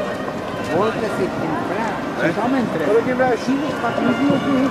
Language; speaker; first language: German; non-native, fluent; Czech